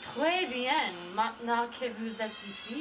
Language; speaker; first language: French; non-native, learner; English